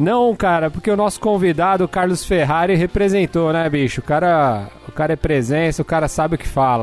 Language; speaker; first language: Portuguese; native; Portuguese